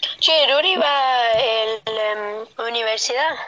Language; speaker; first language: Spanish; early bilingual, heritage; Spanish